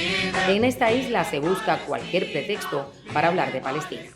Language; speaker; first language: Spanish; native; Spanish